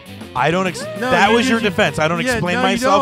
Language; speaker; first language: English; native; English